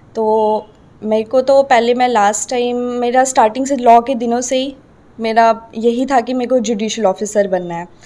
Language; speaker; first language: Hindi; native; Hindi